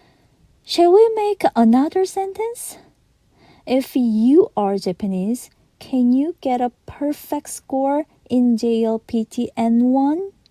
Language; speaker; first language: English; non-native, fluent; Japanese